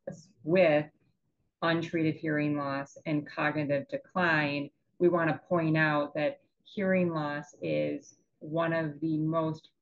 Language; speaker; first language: English; native; English